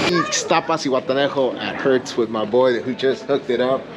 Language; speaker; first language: English; early bilingual, other home language; Spanish